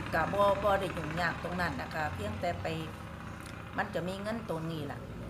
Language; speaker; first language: Thai; native; Thai